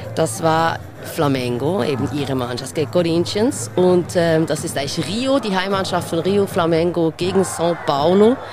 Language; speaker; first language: German; native; German